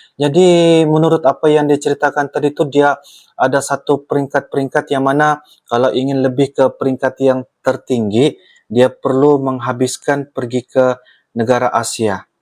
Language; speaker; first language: Malay; native; Malay